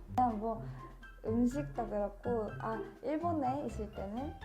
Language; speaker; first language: Korean; non-native, fluent; Japanese